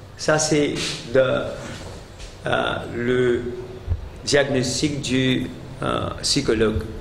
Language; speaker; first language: French; non-native, local second language; Morisyen